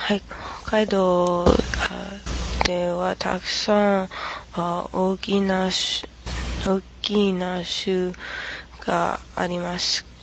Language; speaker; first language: Japanese; non-native, learner; English